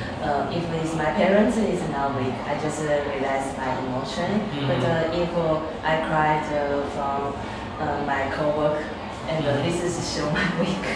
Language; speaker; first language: English; non-native, learner; Chinese